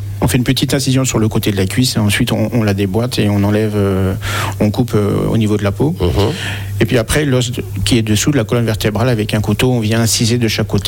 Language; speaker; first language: French; native; French